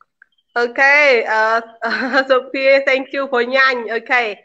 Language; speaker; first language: English; non-native, learner; Khmer